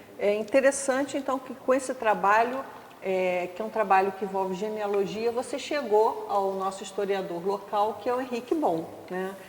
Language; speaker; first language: Portuguese; native; Portuguese